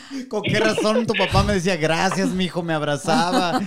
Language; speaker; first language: Spanish; early bilingual, heritage; Spanish